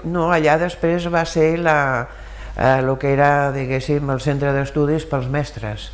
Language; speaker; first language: Catalan; early bilingual, other home language; German